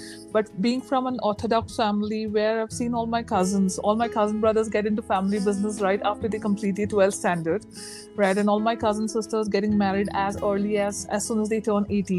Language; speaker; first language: English; non-native, local second language; Urdu